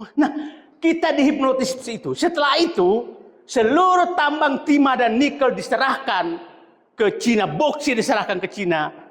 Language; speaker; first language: Indonesian; non-native, local second language; Buginese